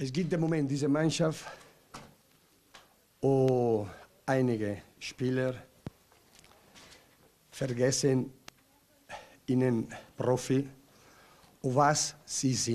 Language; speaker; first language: German; non-native, learner; Italian